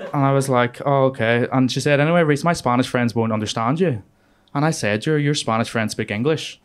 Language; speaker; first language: English; native; English